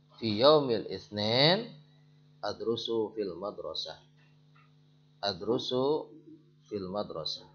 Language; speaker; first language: Arabic; non-native, fluent; Indonesian